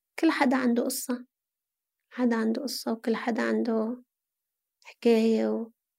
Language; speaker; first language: Arabic; native; Arabic